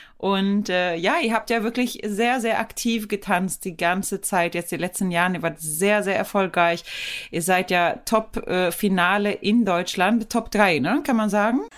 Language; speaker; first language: German; non-native, fluent; Swedish